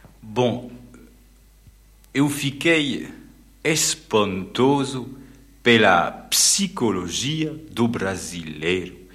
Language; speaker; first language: Portuguese; non-native, fluent; French